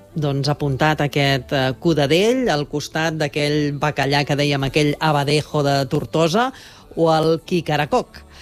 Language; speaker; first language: Catalan; native; Catalan